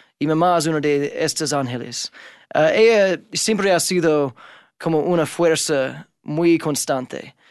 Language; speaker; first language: Spanish; non-native, fluent; English